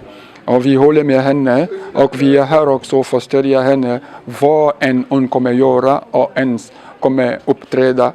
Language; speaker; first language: Swedish; non-native, fluent; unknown